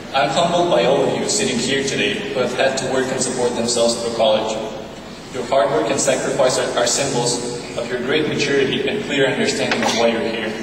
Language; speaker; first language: English; non-native, fluent; Bulgarian